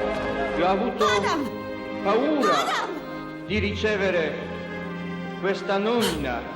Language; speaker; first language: Italian; non-native, fluent; Polish